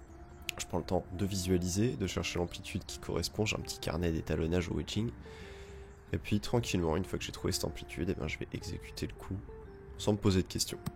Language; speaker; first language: French; native; French